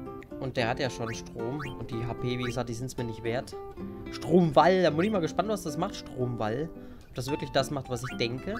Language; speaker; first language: German; native; German